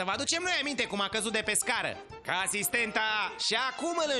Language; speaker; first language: Romanian; native; Romanian